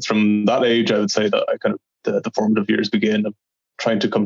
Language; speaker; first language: English; native; English